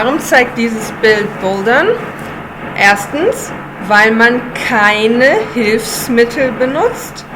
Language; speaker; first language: German; non-native, fluent; English